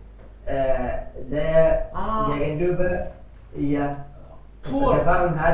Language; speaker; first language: German; non-native, learner; Kannada